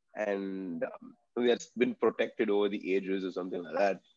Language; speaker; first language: English; non-native, local second language; Tamil